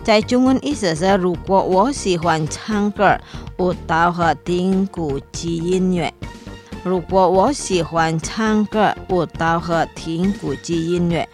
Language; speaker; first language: Chinese; non-native, fluent; Indonesian